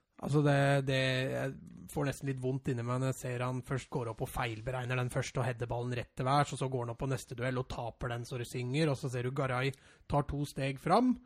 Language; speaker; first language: Norwegian; native; Norwegian